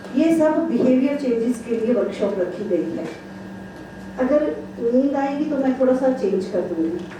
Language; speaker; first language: Hindi; non-native, local second language; Punjabi